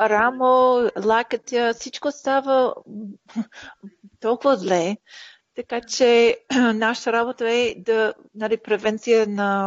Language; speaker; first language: Bulgarian; early bilingual, heritage; Bulgarian